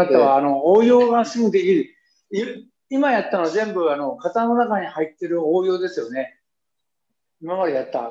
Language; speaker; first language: Japanese; native; Japanese